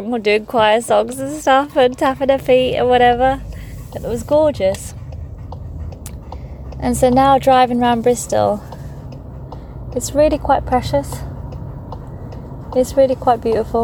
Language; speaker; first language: English; non-native, local second language; Polish